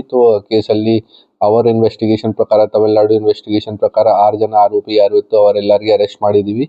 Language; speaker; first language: Kannada; non-native, fluent; Hindi